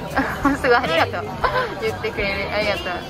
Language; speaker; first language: Japanese; native; Japanese